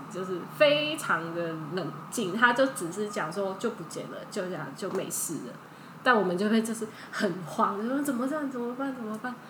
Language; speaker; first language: Chinese; early bilingual, heritage; Chinese